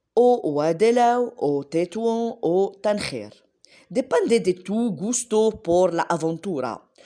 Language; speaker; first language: Spanish; non-native, learner; Arabic